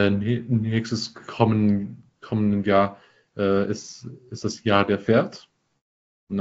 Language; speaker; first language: German; non-native, fluent; English